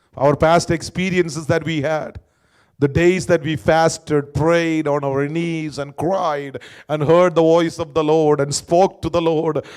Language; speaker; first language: English; non-native, local second language; Malayalam